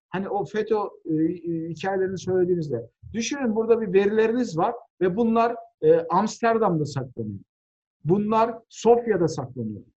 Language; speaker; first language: Turkish; native; Turkish